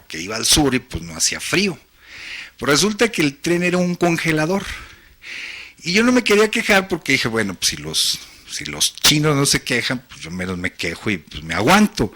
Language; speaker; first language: Spanish; native; Spanish